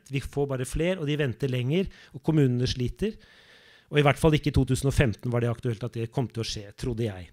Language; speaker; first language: Norwegian; native; Norwegian